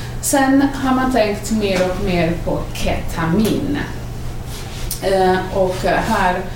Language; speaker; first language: Swedish; non-native, fluent; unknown